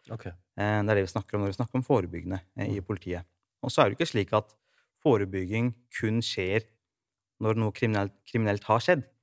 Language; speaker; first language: Norwegian; native; Norwegian